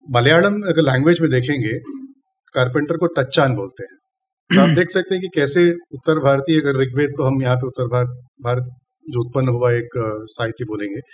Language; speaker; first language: Hindi; non-native, local second language; Tamil